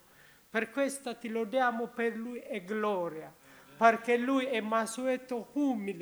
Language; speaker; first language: Italian; non-native, learner; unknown